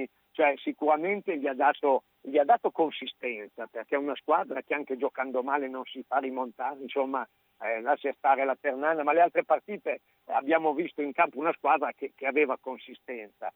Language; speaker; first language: Italian; native; Italian